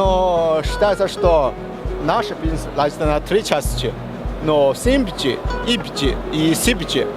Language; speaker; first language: Russian; non-native, learner; Chinese